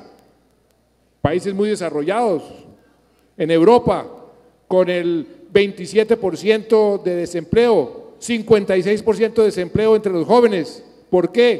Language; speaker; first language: Spanish; native; Spanish